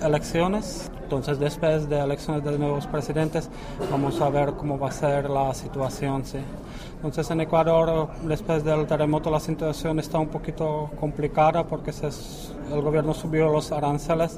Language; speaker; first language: Spanish; non-native, fluent; Czech